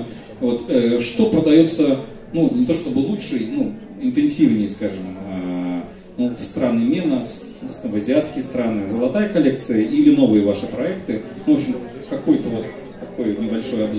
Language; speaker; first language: Russian; native; Russian